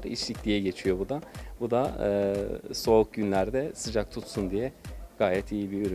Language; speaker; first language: Turkish; native; Turkish